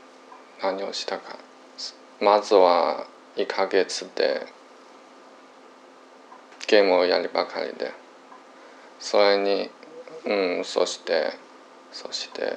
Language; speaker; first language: Japanese; non-native, learner; Chinese